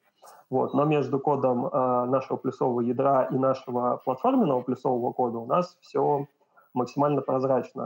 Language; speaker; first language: Russian; native; Russian